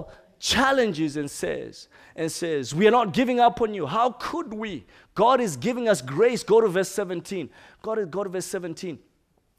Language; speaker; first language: English; non-native, local second language; Shona